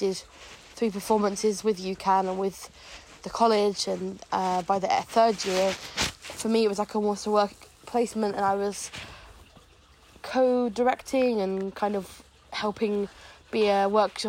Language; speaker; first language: English; native; English